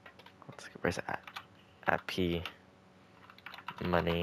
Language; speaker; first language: English; native; English